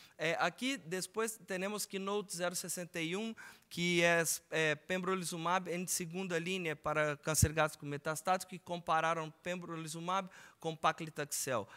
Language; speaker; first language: Portuguese; native; Portuguese